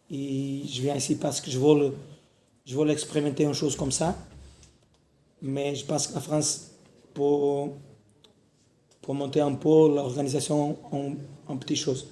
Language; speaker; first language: French; non-native, learner; Portuguese